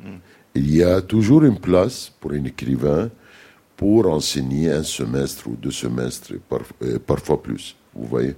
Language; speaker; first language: French; non-native, fluent; Arabic